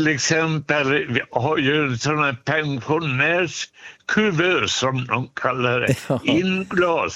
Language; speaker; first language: Swedish; native; Swedish